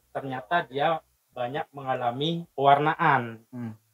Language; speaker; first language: Indonesian; non-native, local second language; Madurese